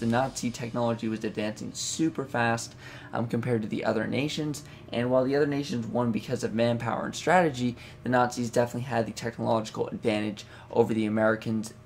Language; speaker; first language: English; native; English